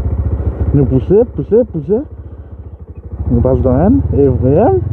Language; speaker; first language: French; non-native, local second language; Morisyen